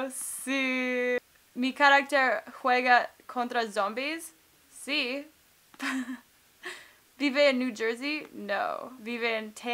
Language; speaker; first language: Spanish; non-native, learner; English